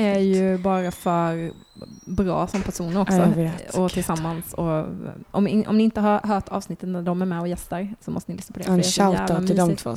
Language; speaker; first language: Swedish; native; Swedish